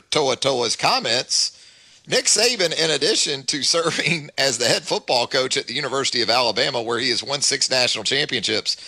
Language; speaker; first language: English; native; English